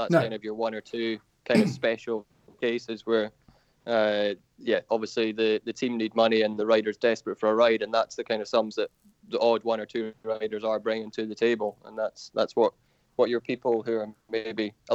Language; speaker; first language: English; native; English